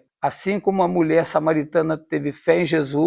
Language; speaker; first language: Portuguese; native; Portuguese